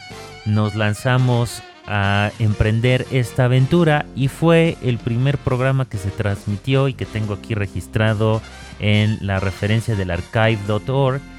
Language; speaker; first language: Spanish; native; Spanish